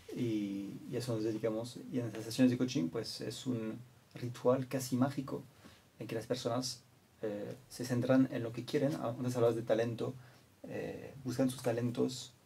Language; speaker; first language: Spanish; non-native, fluent; French